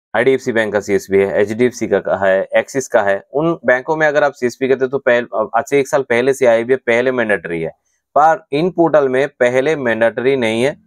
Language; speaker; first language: Hindi; non-native, local second language; Bangla